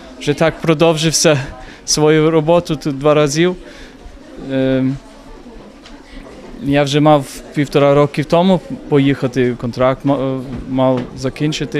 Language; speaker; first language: Ukrainian; non-native, learner; English